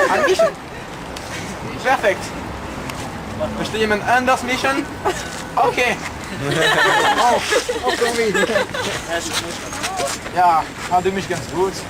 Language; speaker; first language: German; non-native, learner; French